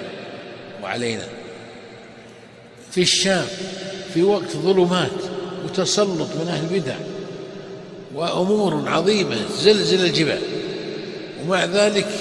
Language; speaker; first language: Arabic; native; Arabic